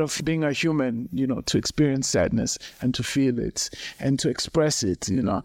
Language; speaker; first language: English; non-native, local second language; Xhosa